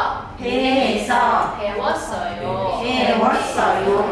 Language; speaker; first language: Korean; non-native, fluent; Thai